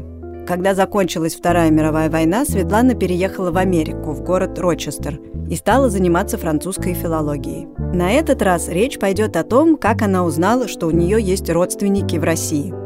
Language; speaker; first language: Russian; native; Russian